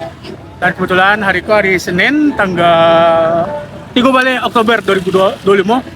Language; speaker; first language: Indonesian; native; Indonesian